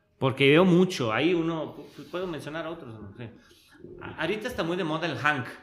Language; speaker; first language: Spanish; non-native, fluent; Italian